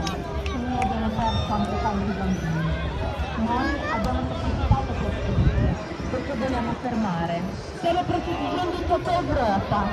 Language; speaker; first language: Italian; non-native, fluent; Ukrainian